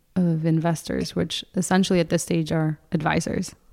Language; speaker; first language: English; non-native, fluent; Spanish